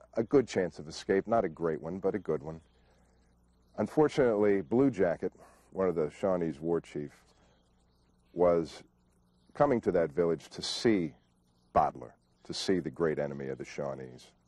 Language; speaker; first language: English; native; English